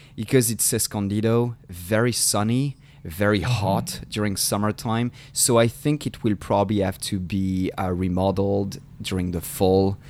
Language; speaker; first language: English; non-native, fluent; French